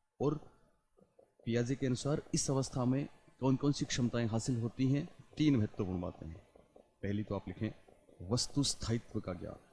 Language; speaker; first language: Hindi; native; Hindi